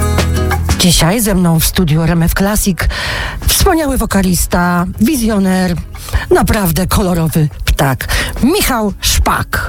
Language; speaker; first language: Polish; native; Polish